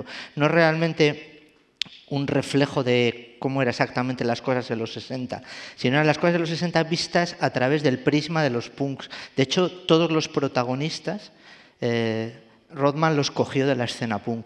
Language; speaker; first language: Spanish; native; Spanish